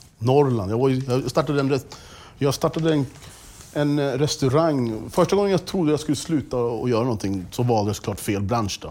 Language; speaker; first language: Swedish; native; Swedish